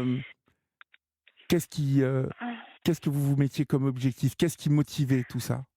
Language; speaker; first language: French; native; French